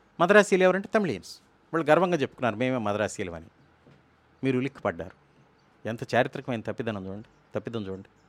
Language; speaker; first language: Telugu; native; Telugu